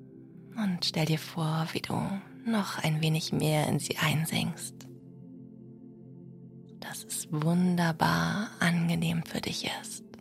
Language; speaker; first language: German; native; German